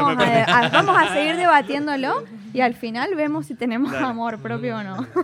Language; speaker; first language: Spanish; native; Spanish